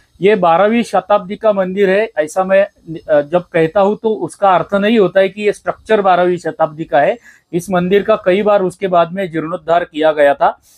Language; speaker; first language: Hindi; non-native, local second language; Marathi